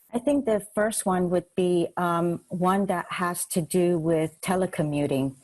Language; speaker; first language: English; non-native, local second language; Cantonese